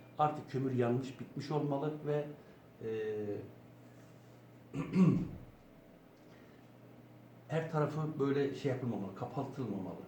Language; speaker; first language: Turkish; native; Turkish